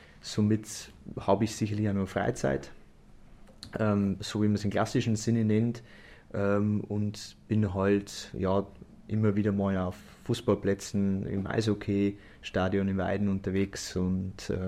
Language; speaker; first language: German; native; German